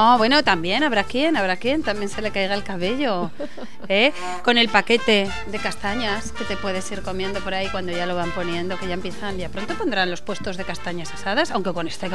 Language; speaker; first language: Spanish; native; Spanish